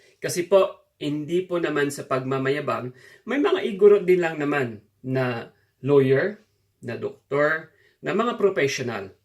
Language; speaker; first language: Filipino; non-native, local second language; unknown